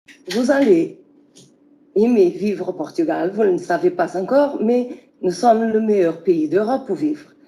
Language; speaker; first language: French; non-native, fluent; Portuguese